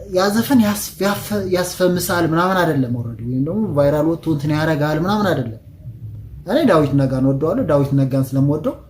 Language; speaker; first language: Amharic; non-native, local second language; Tigrinya